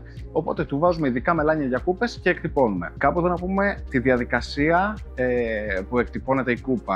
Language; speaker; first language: Greek; native; Greek